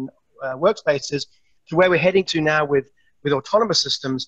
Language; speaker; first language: English; native; English